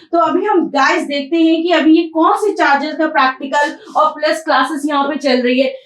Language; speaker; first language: Hindi; native; Hindi